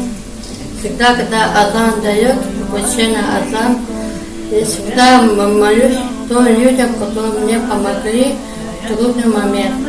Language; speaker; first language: Russian; non-native, local second language; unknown